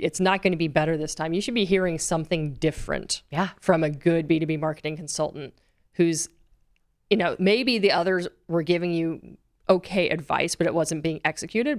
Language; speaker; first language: English; native; English